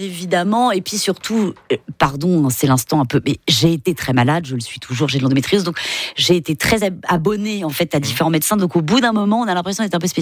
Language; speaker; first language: French; native; French